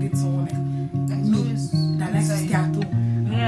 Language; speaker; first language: English; non-native, local second language; Igbo